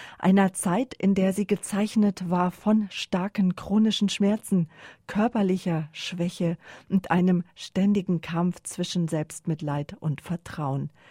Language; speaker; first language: German; native; German